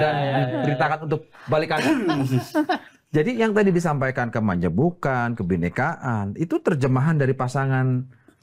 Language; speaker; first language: Indonesian; native; Indonesian